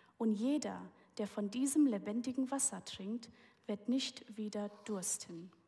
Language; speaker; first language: German; early bilingual, heritage; German